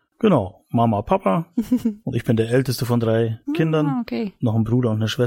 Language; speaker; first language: German; native; German